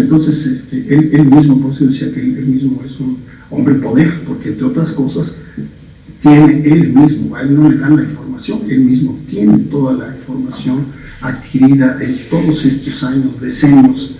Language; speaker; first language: Spanish; native; Spanish